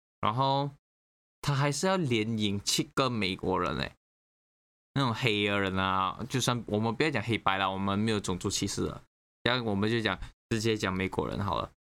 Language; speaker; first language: Chinese; native; Chinese